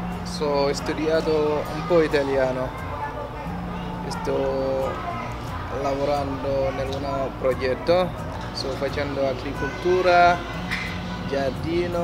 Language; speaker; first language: Italian; non-native, learner; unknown